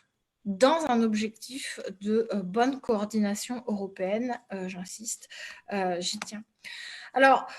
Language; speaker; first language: French; native; French